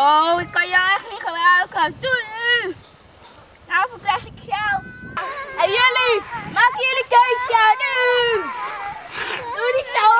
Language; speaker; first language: Dutch; non-native, learner; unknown